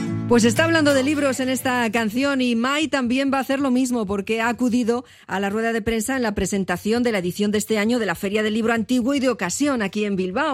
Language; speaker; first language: Spanish; native; Spanish